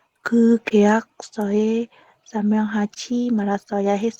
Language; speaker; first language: Korean; non-native, learner; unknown